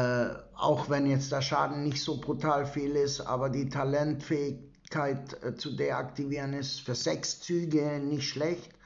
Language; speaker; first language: German; native; German